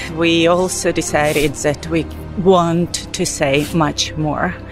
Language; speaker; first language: English; non-native, fluent; Belarusian